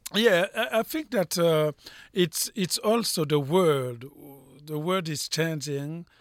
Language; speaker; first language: English; non-native, fluent; French